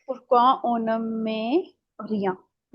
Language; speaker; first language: French; non-native, fluent; Hindi